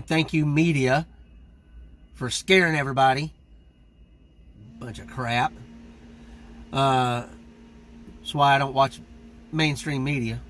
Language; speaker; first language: English; native; English